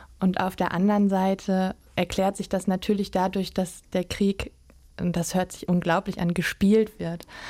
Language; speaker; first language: German; native; German